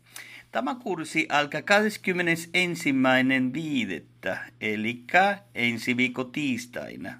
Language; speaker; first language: Finnish; non-native, learner; Spanish